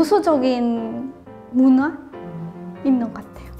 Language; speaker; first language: Korean; non-native, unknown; Filipino